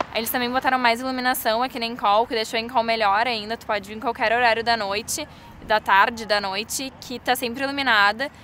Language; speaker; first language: Portuguese; native; Portuguese